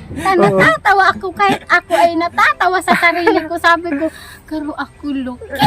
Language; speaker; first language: Filipino; non-native, local second language; Bikol